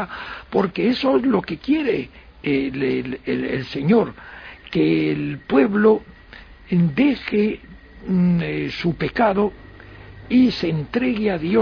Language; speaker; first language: Spanish; native; Spanish